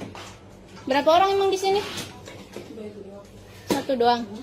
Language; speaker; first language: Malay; non-native, local second language; Sundanese